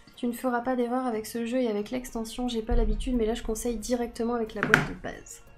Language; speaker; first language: French; native; French